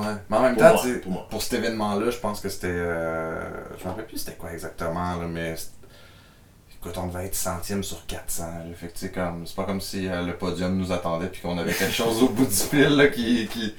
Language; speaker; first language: French; native; French